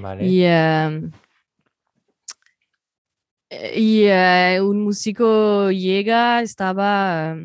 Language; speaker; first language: Spanish; non-native, fluent; French